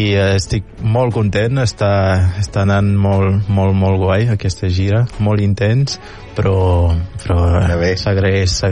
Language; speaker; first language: Catalan; non-native, fluent; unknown